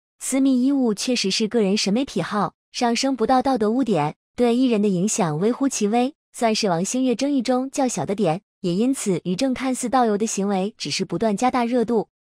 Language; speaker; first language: Chinese; native; Chinese